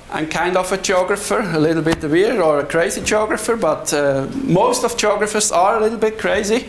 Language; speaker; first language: English; non-native, fluent; Swiss German